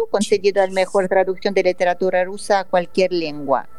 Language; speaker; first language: Spanish; non-native, fluent; Russian